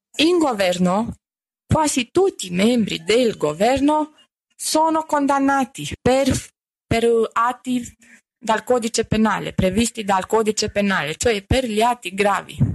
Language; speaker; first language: Italian; non-native, fluent; Romanian